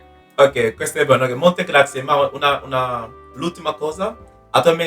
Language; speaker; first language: Italian; non-native, learner; English